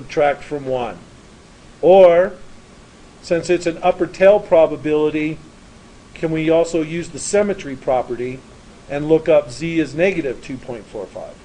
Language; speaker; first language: English; native; English